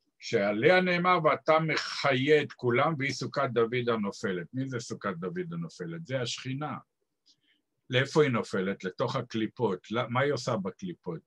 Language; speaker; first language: Hebrew; native; Hebrew